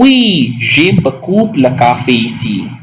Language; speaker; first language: French; non-native, local second language; Hindi